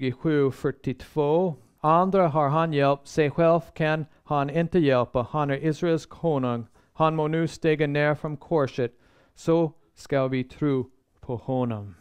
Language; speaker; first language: Swedish; non-native, fluent; English